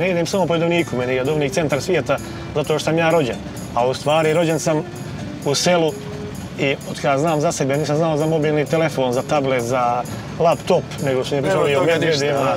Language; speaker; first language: Croatian; native; Croatian